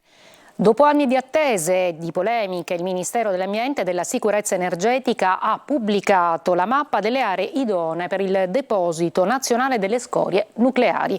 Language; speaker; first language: Italian; native; Italian